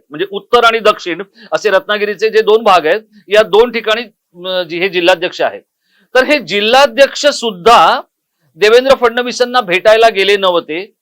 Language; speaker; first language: Marathi; native; Marathi